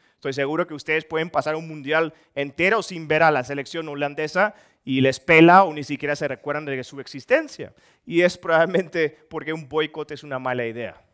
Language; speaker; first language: Spanish; non-native, fluent; Dutch